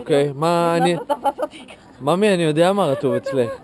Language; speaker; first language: Hebrew; native; Hebrew